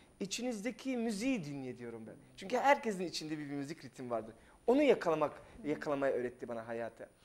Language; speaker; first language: Turkish; non-native, fluent; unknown